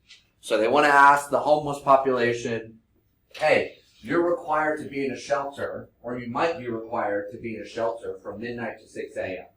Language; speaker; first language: English; native; English